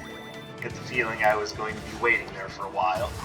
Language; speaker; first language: English; native; English